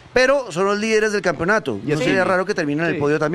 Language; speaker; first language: Spanish; native; Spanish